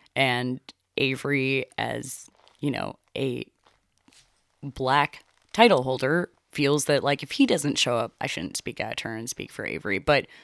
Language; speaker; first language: English; native; English